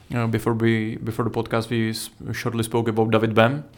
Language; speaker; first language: English; non-native, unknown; Czech